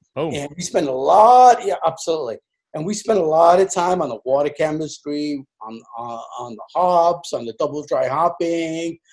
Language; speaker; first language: English; native; English